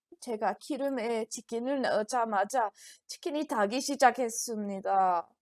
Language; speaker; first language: Korean; non-native, learner; English